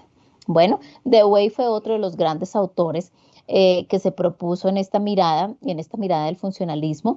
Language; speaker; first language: Spanish; native; Spanish